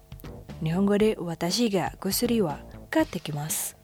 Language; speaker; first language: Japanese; non-native, fluent; Indonesian